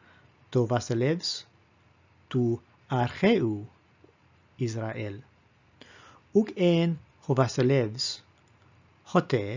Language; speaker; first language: Greek; non-native, fluent; English